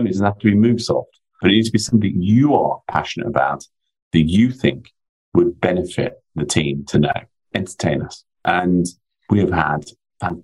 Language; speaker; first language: English; native; English